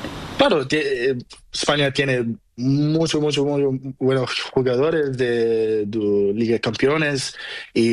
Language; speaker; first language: Spanish; non-native, learner; Portuguese